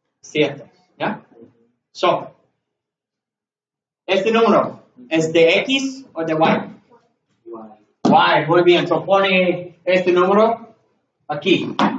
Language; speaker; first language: Spanish; non-native, learner; English